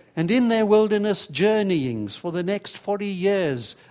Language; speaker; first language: English; native; English